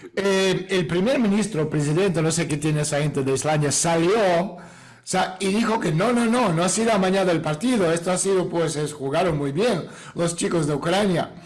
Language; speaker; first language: Spanish; non-native, fluent; Russian